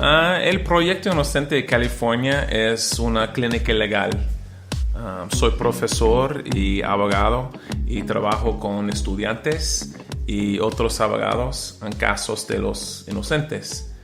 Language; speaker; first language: Spanish; non-native, learner; English